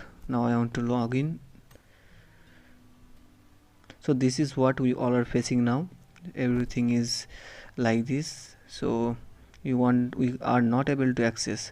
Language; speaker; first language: English; non-native, local second language; Hindi